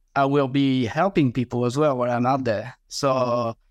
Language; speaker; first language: English; non-native, fluent; French